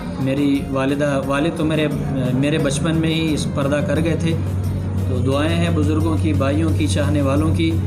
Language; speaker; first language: Urdu; non-native, local second language; Pashto